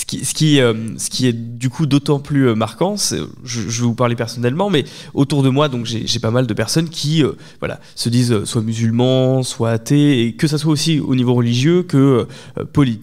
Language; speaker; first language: French; native; French